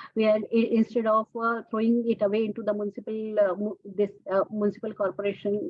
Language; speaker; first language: English; non-native, local second language; Telugu